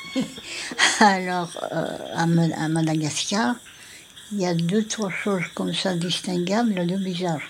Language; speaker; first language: French; non-native, local second language; Malagasy